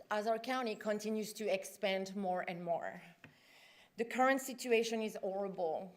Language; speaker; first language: English; non-native, fluent; French